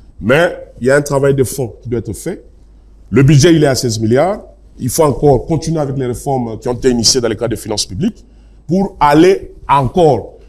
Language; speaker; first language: French; non-native, local second language; Lingala